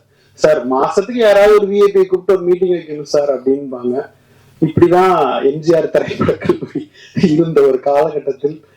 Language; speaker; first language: Tamil; native; Tamil